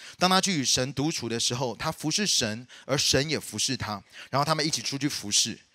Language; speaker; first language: Chinese; native; Chinese